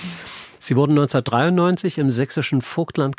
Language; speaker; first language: German; native; German